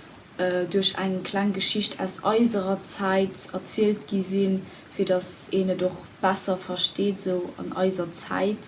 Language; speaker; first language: German; non-native, local second language; Luxembourgish